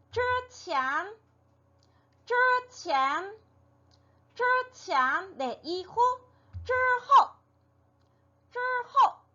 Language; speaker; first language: Chinese; non-native, fluent; Korean